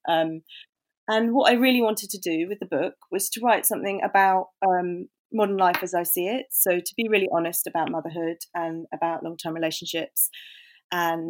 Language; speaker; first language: English; native; English